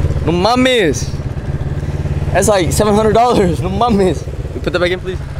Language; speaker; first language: English; early bilingual, other home language; Spanish